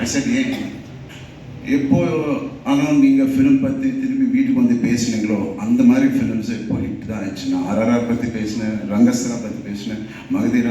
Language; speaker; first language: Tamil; non-native, learner; Telugu